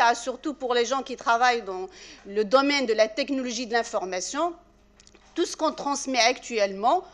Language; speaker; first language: French; non-native, local second language; Arabic